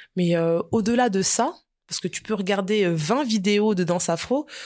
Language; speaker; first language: French; early bilingual, other home language; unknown